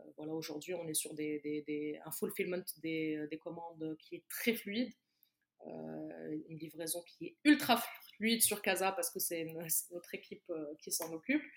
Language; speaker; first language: French; non-native, local second language; Arabic